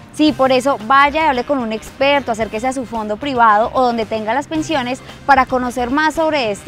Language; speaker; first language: Spanish; native; Spanish